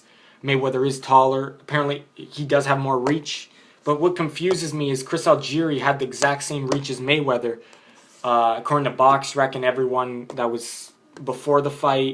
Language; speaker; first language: English; native; English